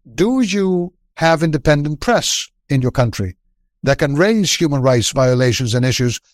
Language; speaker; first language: English; non-native, fluent; Greek